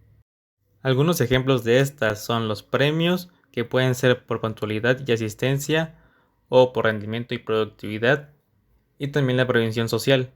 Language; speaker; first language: Spanish; native; Spanish